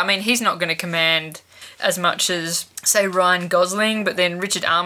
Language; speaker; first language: English; native; English